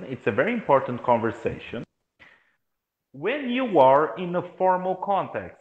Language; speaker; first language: English; non-native, fluent; Portuguese